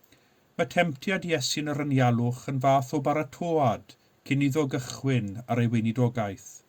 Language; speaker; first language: Welsh; native; Welsh